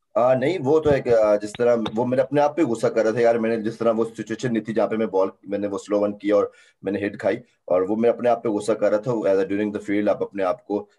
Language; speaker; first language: Urdu; native; Urdu